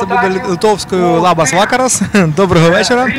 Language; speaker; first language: Ukrainian; native; Ukrainian